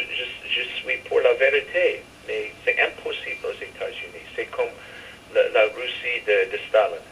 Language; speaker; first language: French; non-native, fluent; English